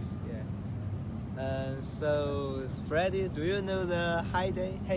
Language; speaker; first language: English; non-native, learner; Chinese